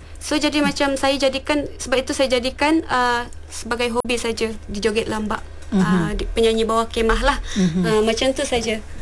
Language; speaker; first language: Malay; non-native, local second language; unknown